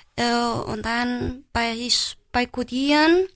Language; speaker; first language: German; non-native, fluent; Portuguese